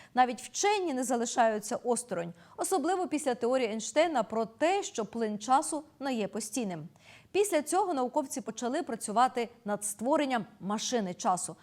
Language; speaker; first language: Ukrainian; native; Ukrainian